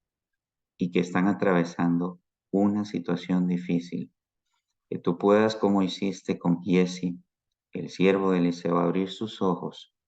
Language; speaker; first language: Spanish; native; Spanish